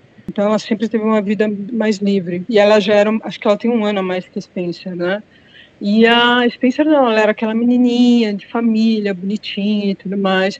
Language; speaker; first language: Portuguese; native; Portuguese